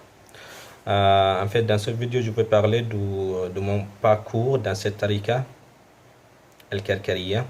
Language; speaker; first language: French; non-native, local second language; Arabic